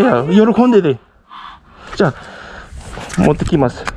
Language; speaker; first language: Japanese; non-native, learner; English